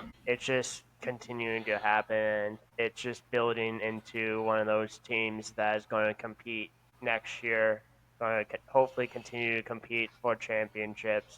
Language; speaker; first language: English; native; English